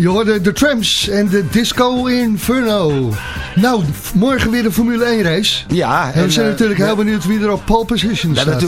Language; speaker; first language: Dutch; native; Dutch